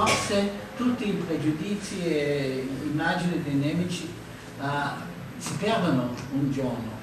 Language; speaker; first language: Italian; non-native, fluent; German